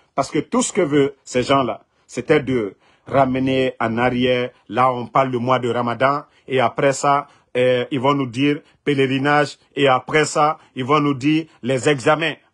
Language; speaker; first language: French; non-native, local second language; Mandingo